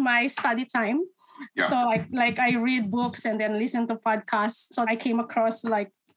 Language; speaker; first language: English; non-native, local second language; Filipino